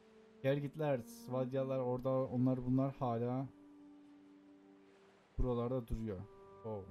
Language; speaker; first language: Turkish; native; Turkish